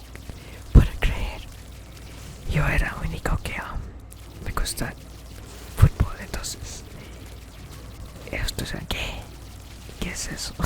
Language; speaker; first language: Spanish; early bilingual, heritage; English